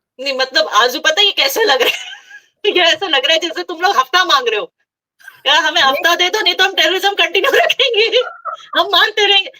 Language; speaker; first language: Hindi; non-native, local second language; Kashmiri